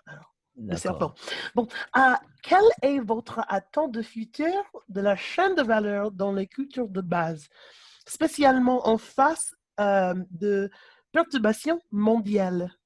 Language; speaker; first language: French; non-native, learner; English